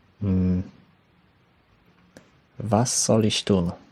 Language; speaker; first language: German; non-native, learner; Polish